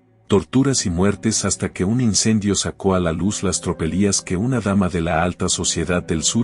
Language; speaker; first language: Spanish; native; Spanish